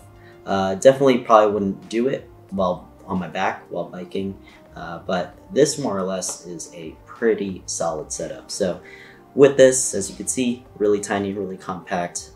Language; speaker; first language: English; native; English